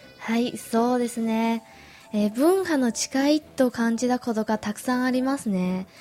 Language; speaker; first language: Japanese; non-native, fluent; Chinese